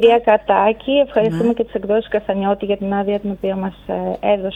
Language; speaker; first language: Greek; native; Greek